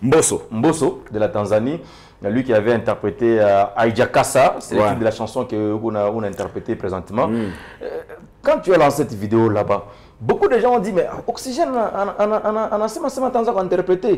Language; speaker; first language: French; non-native, local second language; Swahili